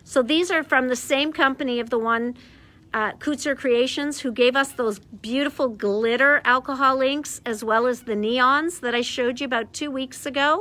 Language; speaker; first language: English; native; English